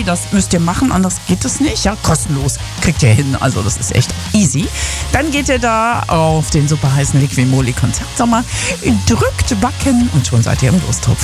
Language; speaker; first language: German; native; German